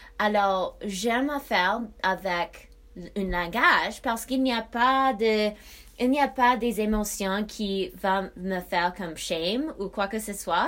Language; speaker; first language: French; non-native, learner; English